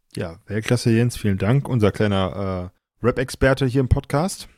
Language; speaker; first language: German; native; German